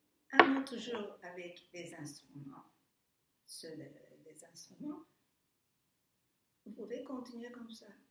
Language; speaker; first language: French; non-native, fluent; Turkish